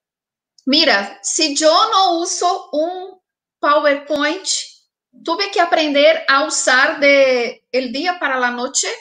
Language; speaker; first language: Spanish; non-native, fluent; Portuguese